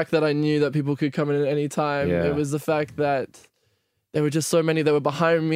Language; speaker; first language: English; native; English